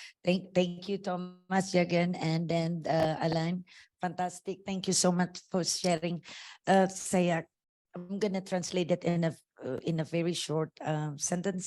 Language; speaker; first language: English; non-native, fluent; Indonesian